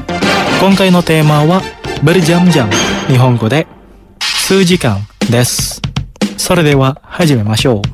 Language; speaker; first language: Japanese; non-native, fluent; Indonesian